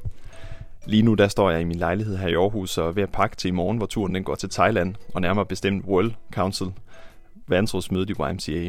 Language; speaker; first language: Danish; native; Danish